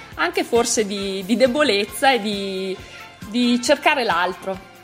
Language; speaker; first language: Italian; native; Italian